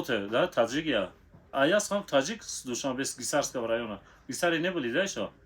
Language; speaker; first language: Russian; non-native, local second language; Tajik